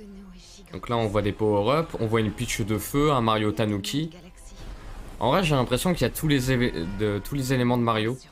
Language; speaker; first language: French; native; French